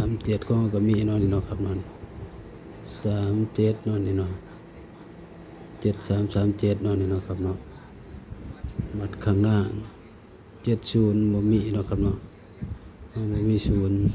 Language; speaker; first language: Thai; non-native, local second language; Lao